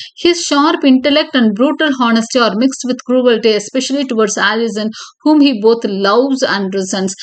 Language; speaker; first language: English; non-native, local second language; Tamil